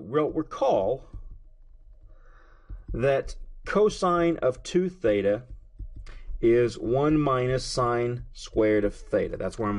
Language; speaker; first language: English; native; English